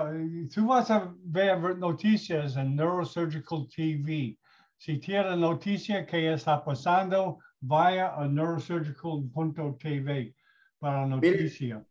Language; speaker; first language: Spanish; non-native, learner; English